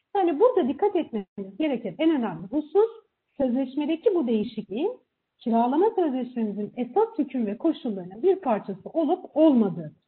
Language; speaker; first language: Turkish; native; Turkish